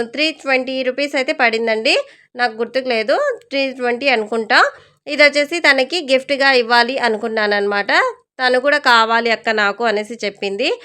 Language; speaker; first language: Telugu; non-native, local second language; Urdu